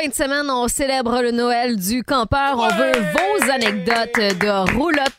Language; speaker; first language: French; native; French